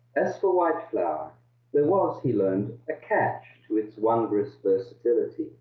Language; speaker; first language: English; early bilingual, other home language; Dutch